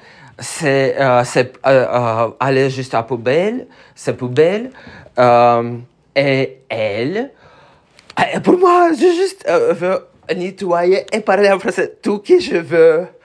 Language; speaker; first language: French; non-native, learner; Russian